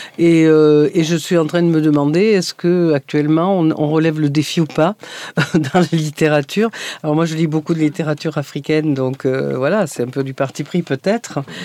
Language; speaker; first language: French; native; French